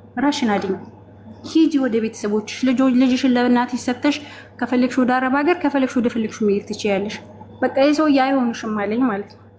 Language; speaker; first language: Amharic; native; Amharic